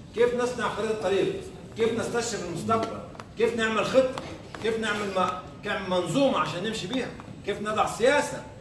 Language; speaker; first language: Arabic; native; Arabic